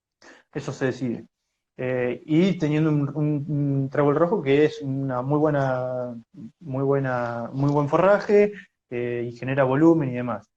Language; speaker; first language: Spanish; native; Spanish